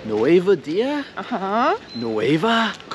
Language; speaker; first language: Spanish; non-native, learner; English